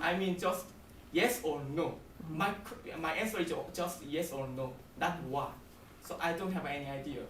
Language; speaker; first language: English; non-native, learner; Korean